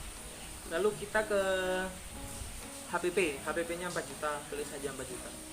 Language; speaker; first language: Indonesian; native; Indonesian